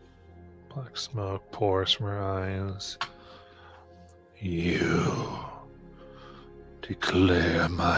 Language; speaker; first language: English; native; English